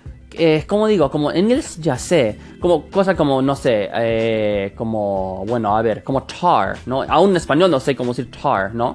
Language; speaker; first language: Spanish; non-native, fluent; English